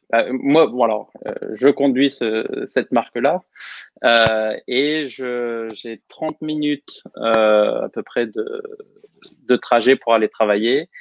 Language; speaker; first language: French; native; French